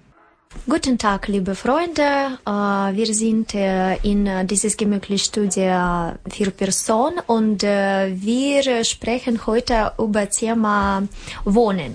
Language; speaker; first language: German; non-native, learner; Russian